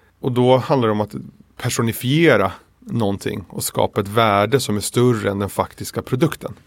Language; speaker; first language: Swedish; early bilingual, other home language; Spanish